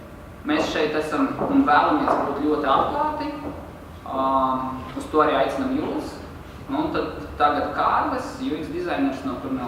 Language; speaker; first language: Latvian; native; Latvian